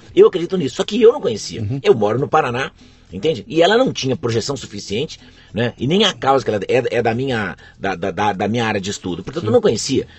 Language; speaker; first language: Portuguese; native; Portuguese